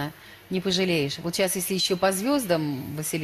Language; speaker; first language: Russian; native; Russian